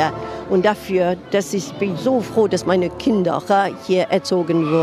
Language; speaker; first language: German; non-native, fluent; French